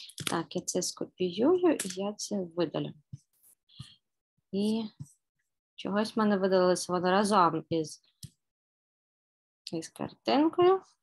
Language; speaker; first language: Ukrainian; native; Ukrainian